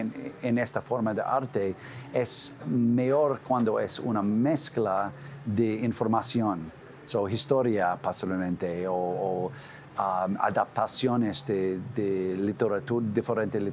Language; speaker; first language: Spanish; non-native, fluent; English